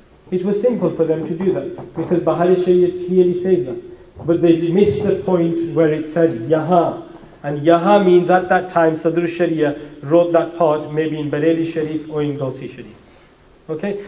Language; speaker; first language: English; early bilingual, other home language; Urdu